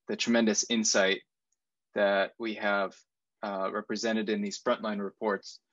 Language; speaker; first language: English; native; English